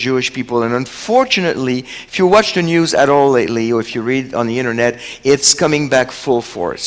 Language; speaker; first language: English; non-native, fluent; French